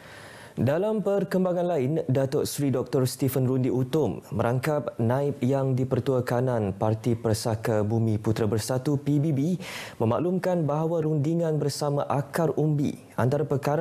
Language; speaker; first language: Malay; native; Malay